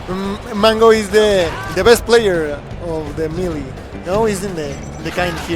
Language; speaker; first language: English; non-native, learner; Spanish